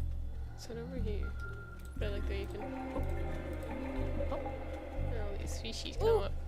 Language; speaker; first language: English; native; English